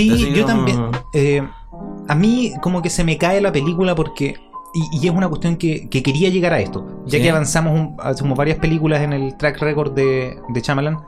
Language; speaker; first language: Spanish; native; Spanish